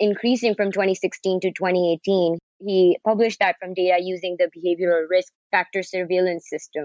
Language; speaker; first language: English; non-native, local second language; Urdu